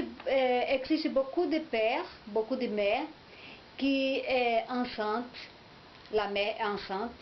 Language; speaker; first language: French; non-native, learner; Portuguese